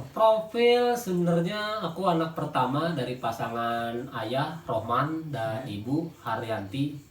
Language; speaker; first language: Indonesian; non-native, local second language; Javanese